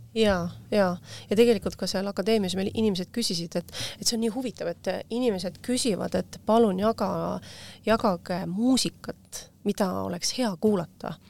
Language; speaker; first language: Estonian; native; Estonian